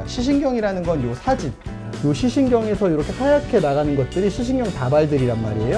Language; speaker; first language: Korean; native; Korean